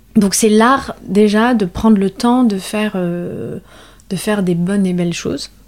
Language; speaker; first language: French; native; French